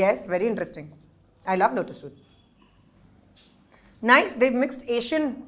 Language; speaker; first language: Telugu; non-native, fluent; Hindi